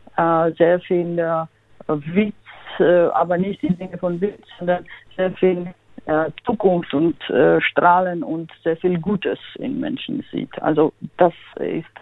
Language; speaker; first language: German; non-native, fluent; Georgian